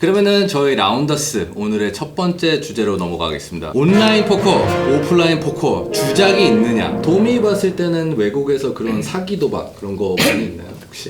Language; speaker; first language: Korean; early bilingual, heritage; Korean